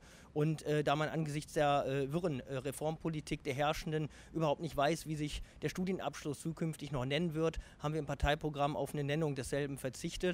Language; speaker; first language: German; native; German